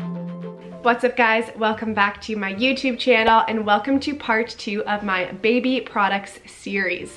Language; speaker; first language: English; native; English